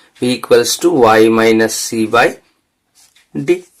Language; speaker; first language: English; non-native, local second language; Bangla